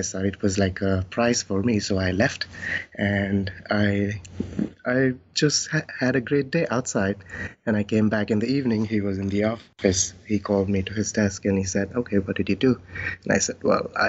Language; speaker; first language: English; non-native, local second language; Hindi